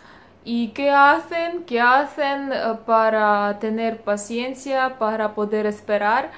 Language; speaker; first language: Spanish; non-native, learner; Russian